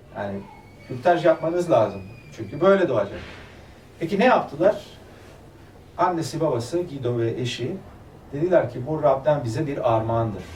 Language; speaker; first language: Turkish; early bilingual, other home language; German